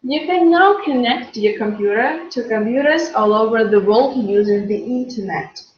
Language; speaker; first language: English; non-native, fluent; Russian